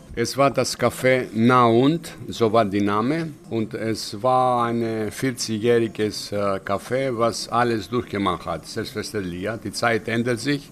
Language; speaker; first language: German; non-native, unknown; Greek